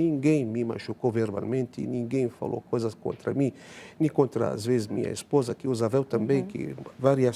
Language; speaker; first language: Portuguese; non-native, fluent; Arabic